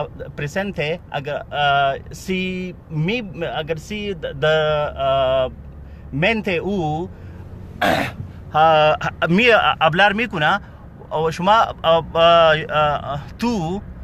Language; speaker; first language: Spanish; non-native, learner; Pashto